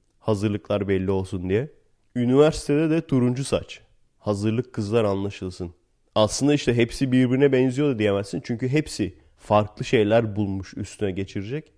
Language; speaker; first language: Turkish; native; Turkish